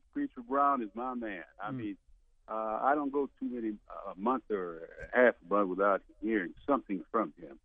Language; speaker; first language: English; native; English